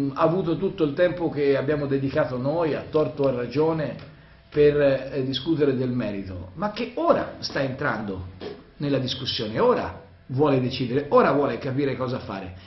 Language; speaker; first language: Italian; native; Italian